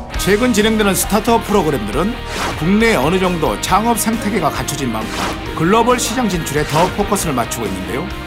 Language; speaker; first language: Korean; native; Korean